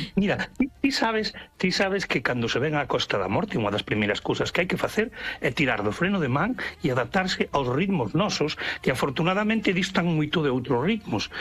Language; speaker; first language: Galician; native; Galician